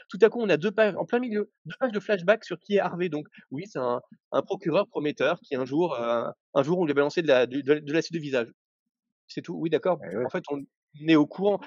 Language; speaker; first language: French; native; French